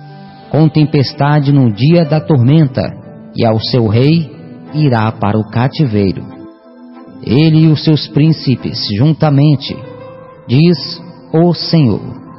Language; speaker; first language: Portuguese; native; Portuguese